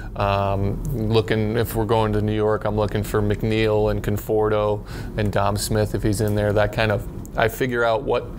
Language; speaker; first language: English; native; English